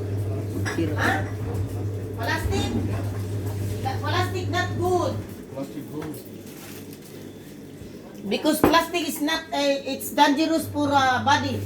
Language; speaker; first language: English; non-native, learner; Cebuano